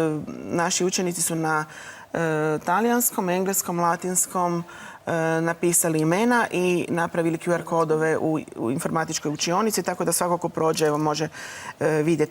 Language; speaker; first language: Croatian; native; Croatian